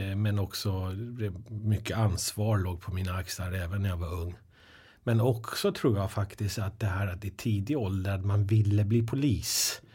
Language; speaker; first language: Swedish; early bilingual, other home language; Persian